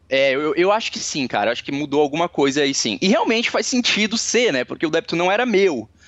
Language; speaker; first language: Portuguese; native; Portuguese